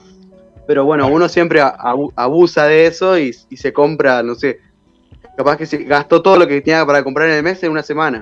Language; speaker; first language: Spanish; native; Spanish